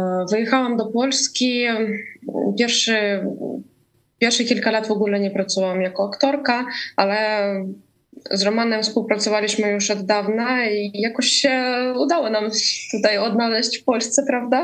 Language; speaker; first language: Polish; non-native, fluent; Russian